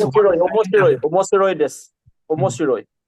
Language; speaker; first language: Japanese; non-native, learner; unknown